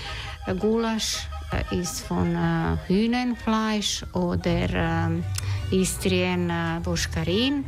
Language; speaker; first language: German; non-native, learner; Croatian